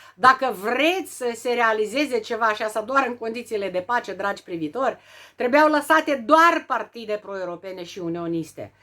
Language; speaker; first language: Romanian; native; Romanian